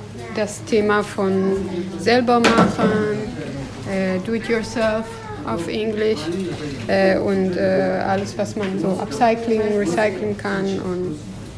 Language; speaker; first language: German; non-native, fluent; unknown